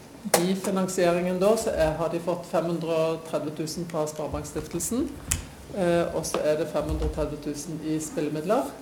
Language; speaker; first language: Norwegian; native; Norwegian